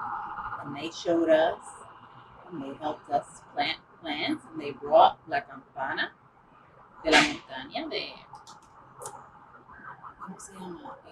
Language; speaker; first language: Spanish; early bilingual, heritage; English